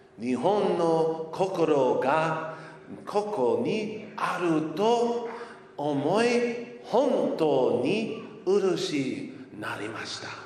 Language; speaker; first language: Japanese; non-native, learner; English